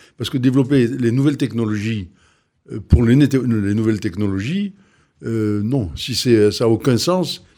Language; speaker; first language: French; native; French